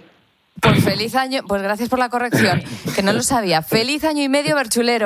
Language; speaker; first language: Spanish; native; Spanish